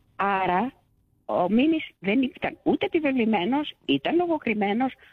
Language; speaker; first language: Greek; native; Greek